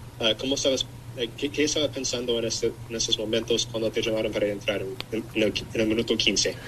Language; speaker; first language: Spanish; non-native, learner; English